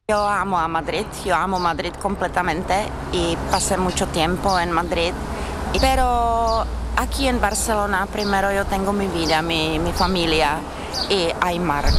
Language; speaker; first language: Spanish; non-native, fluent; Czech